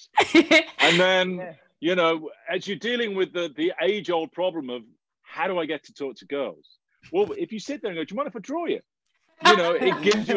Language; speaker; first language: English; native; English